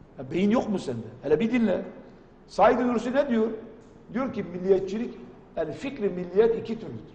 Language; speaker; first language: Turkish; non-native, local second language; Kurdish